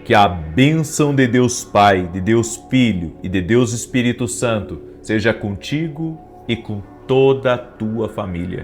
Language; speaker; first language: Portuguese; native; Portuguese